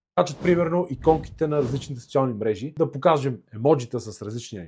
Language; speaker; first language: Bulgarian; native; Bulgarian